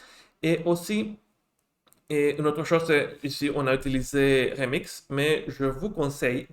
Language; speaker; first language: French; non-native, fluent; Spanish